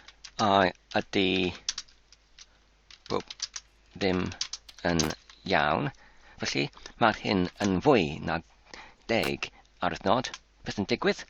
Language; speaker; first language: Welsh; non-native, learner; English